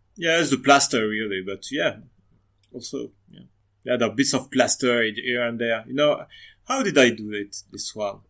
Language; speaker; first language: English; non-native, fluent; French